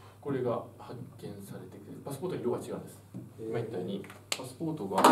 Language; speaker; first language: Japanese; native; Japanese